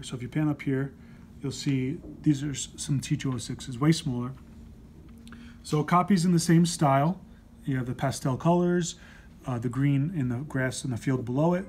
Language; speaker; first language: English; native; English